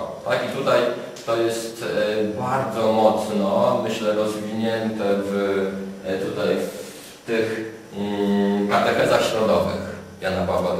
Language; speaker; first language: Polish; native; Polish